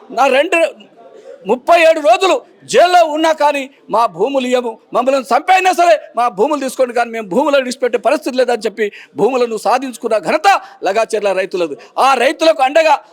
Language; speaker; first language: Telugu; non-native, local second language; Lambadi